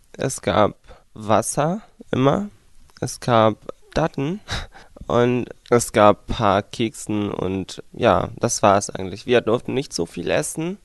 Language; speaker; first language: German; non-native, fluent; Arabic